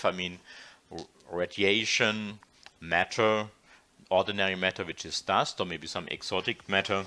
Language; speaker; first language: English; non-native, fluent; German